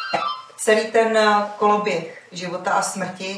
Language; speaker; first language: Czech; native; Czech